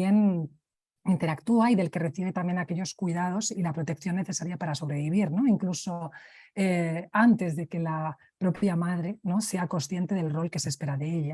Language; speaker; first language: Spanish; native; Spanish